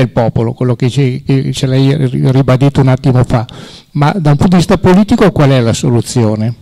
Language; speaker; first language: Italian; native; Italian